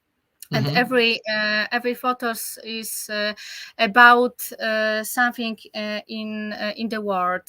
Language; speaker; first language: English; non-native, learner; Polish